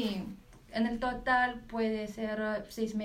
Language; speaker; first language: Spanish; non-native, learner; Arabic